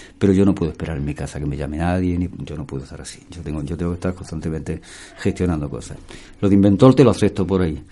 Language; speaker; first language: Spanish; native; Spanish